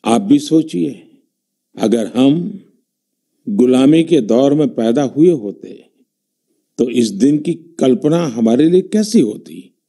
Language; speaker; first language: Hindi; non-native, local second language; Gujarati